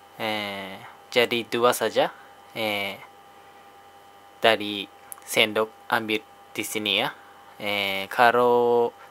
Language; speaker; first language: Indonesian; non-native, learner; Japanese